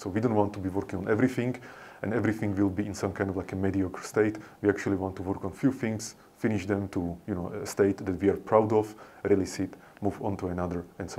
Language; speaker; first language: English; non-native, fluent; Slovak